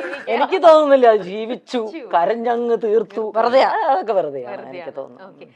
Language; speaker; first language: Malayalam; native; Malayalam